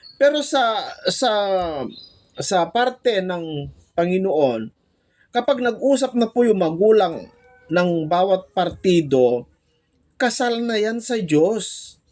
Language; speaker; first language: Filipino; non-native, local second language; Iloko